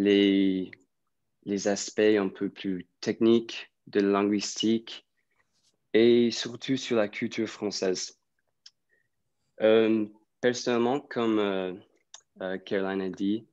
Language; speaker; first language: French; non-native, fluent; English